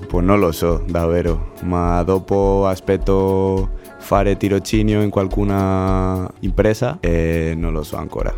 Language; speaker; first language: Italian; non-native, learner; Spanish